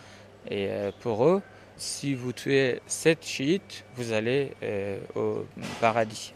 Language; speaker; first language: French; non-native, fluent; Persian